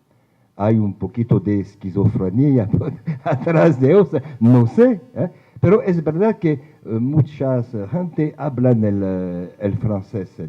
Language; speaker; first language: Spanish; non-native, fluent; French